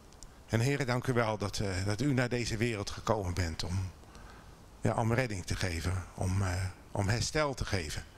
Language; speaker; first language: Dutch; native; Dutch